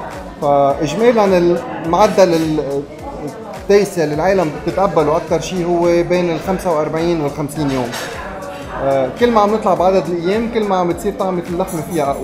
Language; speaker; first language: Arabic; native; Arabic